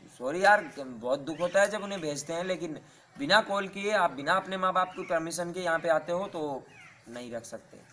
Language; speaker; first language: Hindi; native; Hindi